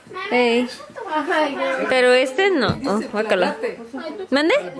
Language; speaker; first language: Spanish; early bilingual, heritage; Spanish